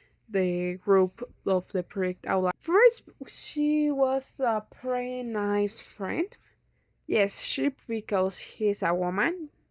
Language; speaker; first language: English; non-native, learner; Spanish